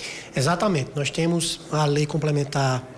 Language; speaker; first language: Portuguese; native; Portuguese